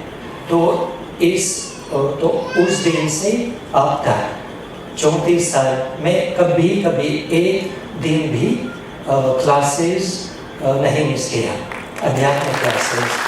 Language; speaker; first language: Hindi; non-native, fluent; Russian